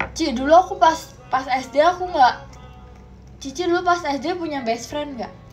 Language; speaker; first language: Indonesian; native; Indonesian